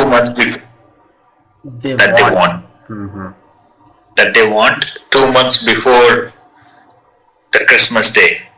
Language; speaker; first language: English; non-native, learner; Telugu